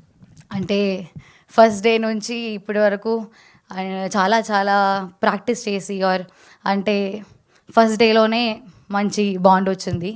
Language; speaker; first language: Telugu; non-native, learner; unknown